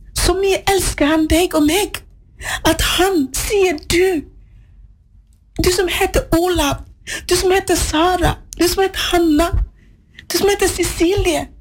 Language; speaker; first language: Norwegian; non-native, fluent; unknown